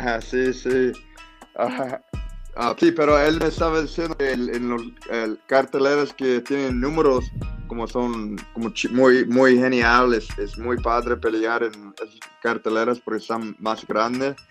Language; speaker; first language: Spanish; early bilingual, heritage; English